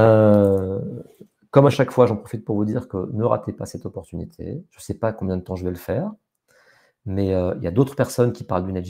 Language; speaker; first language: French; native; French